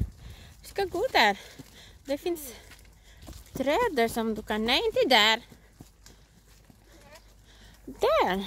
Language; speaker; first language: Swedish; non-native, learner; Filipino